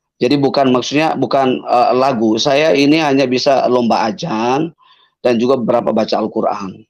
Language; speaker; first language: Indonesian; native; Indonesian